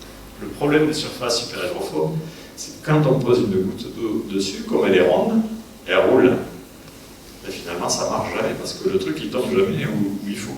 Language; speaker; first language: French; native; French